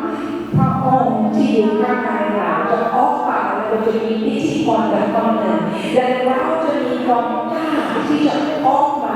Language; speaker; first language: Thai; non-native, local second language; Akha